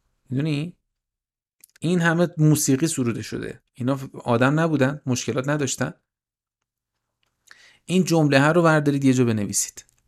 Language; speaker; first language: Persian; native; Persian